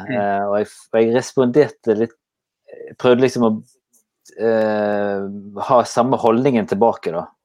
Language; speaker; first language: Norwegian; native; Norwegian